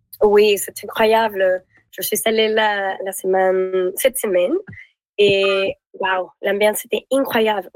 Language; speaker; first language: French; non-native, learner; Spanish